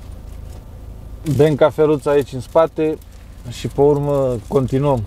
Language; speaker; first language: Romanian; native; Romanian